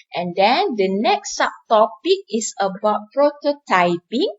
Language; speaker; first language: English; non-native, local second language; Malay